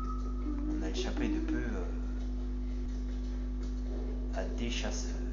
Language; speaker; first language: French; native; French